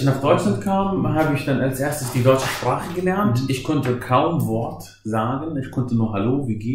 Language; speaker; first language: German; non-native, fluent; Arabic